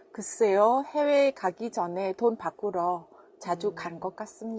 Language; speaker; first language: Korean; non-native, fluent; Vietnamese